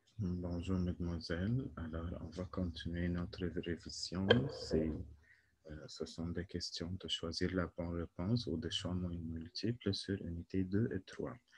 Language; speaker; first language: French; non-native, local second language; Arabic